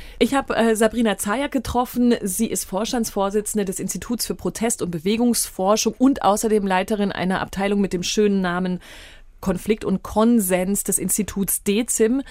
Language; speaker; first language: German; native; German